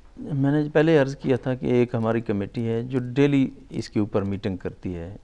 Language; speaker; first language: Urdu; non-native, local second language; Baluchi